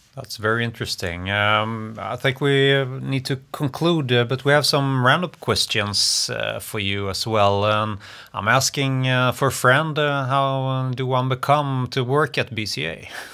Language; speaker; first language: English; non-native, fluent; Swedish